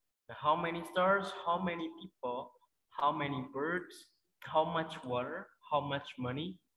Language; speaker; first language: English; non-native, fluent; Indonesian